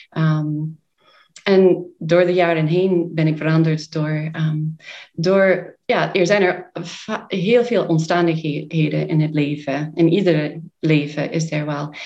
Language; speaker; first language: Dutch; non-native, fluent; English